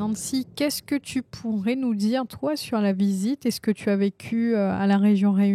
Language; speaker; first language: French; native; French